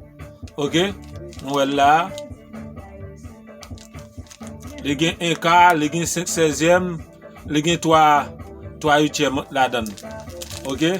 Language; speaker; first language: French; non-native, learner; Haitian Creole